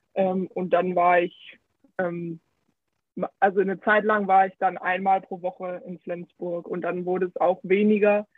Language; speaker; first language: German; early bilingual, heritage; Danish